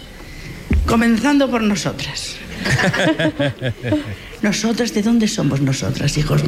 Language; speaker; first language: Spanish; native; Spanish